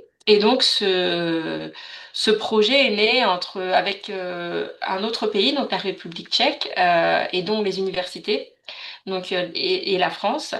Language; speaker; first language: French; native; French